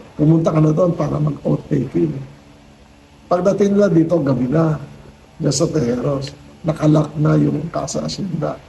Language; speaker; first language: Filipino; native; Filipino